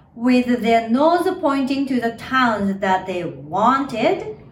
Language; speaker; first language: English; non-native, fluent; Japanese